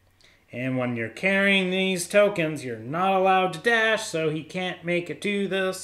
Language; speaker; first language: English; native; English